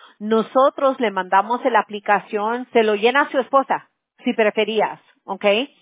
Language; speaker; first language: Spanish; early bilingual, heritage; Spanish